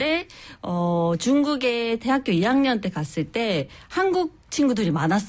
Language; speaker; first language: Korean; non-native, fluent; English